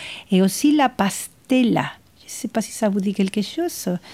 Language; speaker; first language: French; non-native, fluent; Spanish